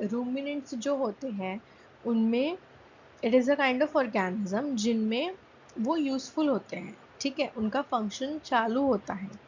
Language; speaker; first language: Hindi; non-native, local second language; Marathi